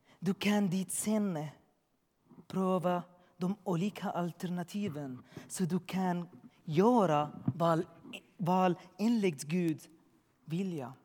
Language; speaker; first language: Swedish; non-native, learner; Arabic